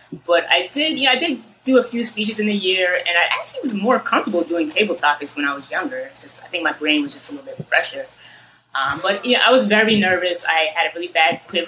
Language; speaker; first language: English; native; English